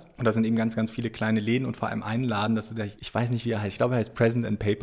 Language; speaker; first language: German; native; German